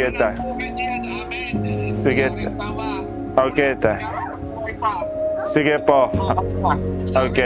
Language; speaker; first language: Filipino; non-native, learner; Arabic